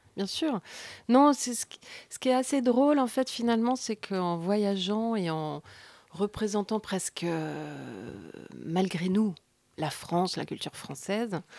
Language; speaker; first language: French; native; French